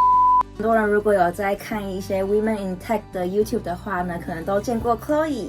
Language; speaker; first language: Chinese; native; Chinese